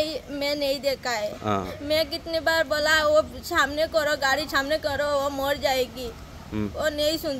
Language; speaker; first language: Hindi; non-native, local second language; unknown